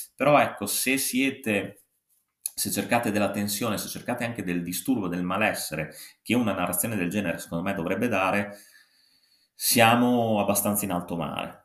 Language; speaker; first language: Italian; native; Italian